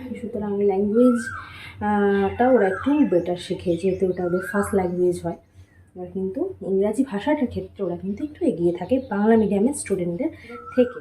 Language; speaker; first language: Bangla; native; Bangla